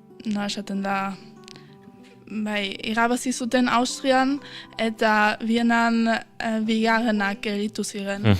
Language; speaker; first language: Basque; non-native, fluent; German